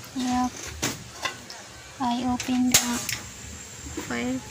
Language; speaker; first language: English; non-native, learner; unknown